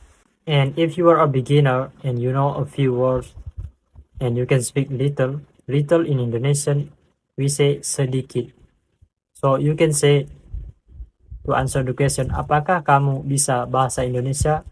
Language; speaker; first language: English; non-native, fluent; Indonesian